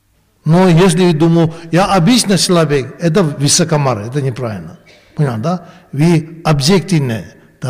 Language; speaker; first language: Russian; non-native, learner; Tibetan